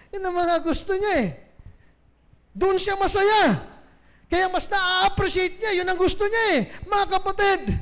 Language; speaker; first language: Filipino; non-native, local second language; Bikol